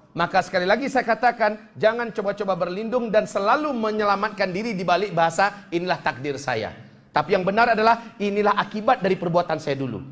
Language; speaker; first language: Indonesian; non-native, local second language; Minangkabau